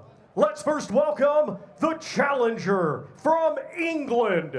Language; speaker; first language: English; native; English